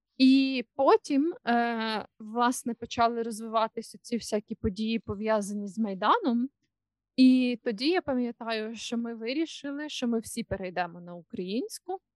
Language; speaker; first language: Ukrainian; non-native, local second language; Russian